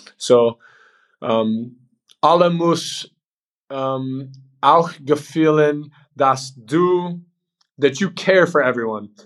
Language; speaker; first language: German; non-native, learner; English